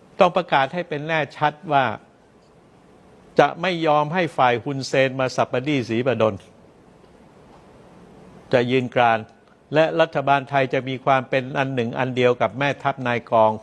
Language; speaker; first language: Thai; native; Thai